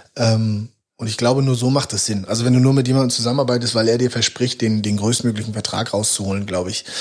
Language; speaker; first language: German; native; German